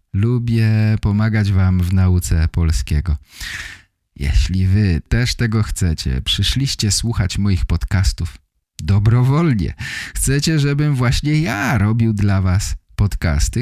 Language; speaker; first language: Polish; native; Polish